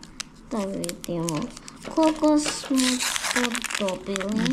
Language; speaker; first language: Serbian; early bilingual, heritage; Croatian